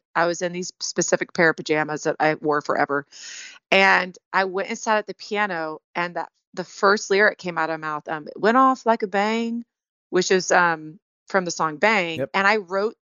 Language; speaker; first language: English; native; English